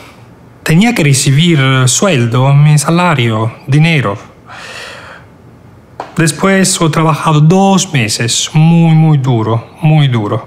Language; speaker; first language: Spanish; non-native, fluent; Romanian